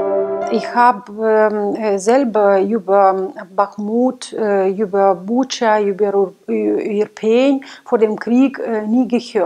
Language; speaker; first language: German; non-native, fluent; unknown